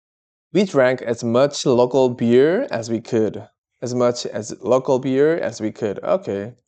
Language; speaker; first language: English; non-native, learner; Korean